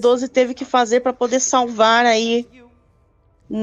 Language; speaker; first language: Portuguese; native; Portuguese